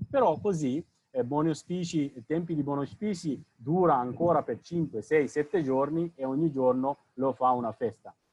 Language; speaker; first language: Italian; non-native, fluent; Sinhala